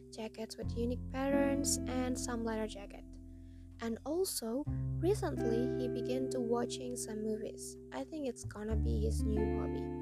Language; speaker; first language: English; non-native, fluent; Indonesian